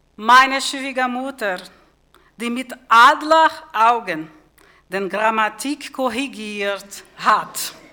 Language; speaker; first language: German; non-native, fluent; Portuguese